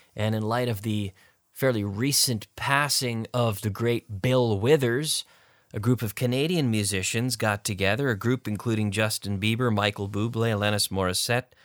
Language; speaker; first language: English; native; English